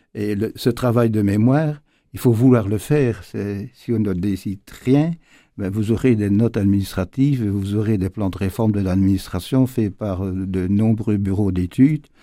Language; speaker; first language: French; native; French